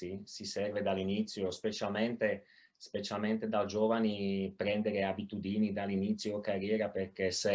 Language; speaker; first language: Italian; non-native, fluent; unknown